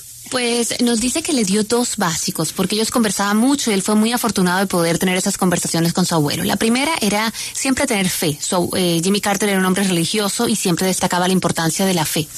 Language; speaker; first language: Spanish; native; Spanish